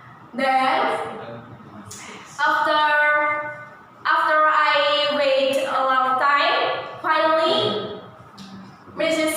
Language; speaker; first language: English; non-native, learner; Indonesian